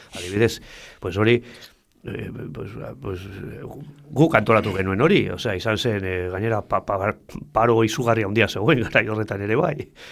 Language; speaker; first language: Basque; non-native, local second language; Spanish